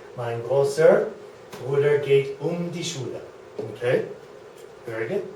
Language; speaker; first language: German; non-native, learner; English